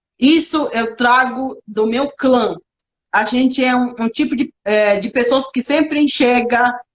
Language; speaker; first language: Portuguese; non-native, local second language; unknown